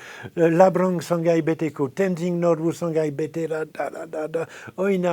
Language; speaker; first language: Nepali; non-native, fluent; French